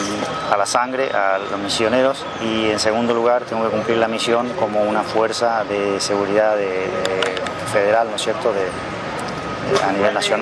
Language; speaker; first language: Spanish; native; Spanish